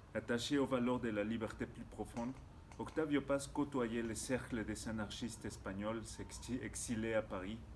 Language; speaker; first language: French; non-native, fluent; Spanish